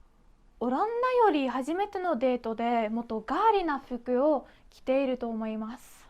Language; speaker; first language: Japanese; non-native, fluent; Dutch